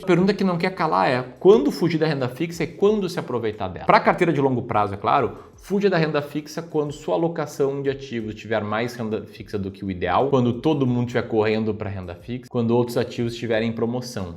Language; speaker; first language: Portuguese; native; Portuguese